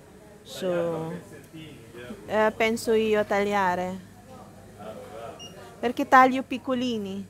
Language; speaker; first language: Italian; non-native, learner; Filipino